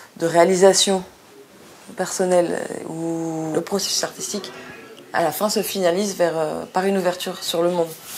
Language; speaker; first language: French; native; French